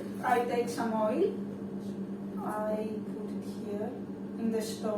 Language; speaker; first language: English; non-native, learner; Greek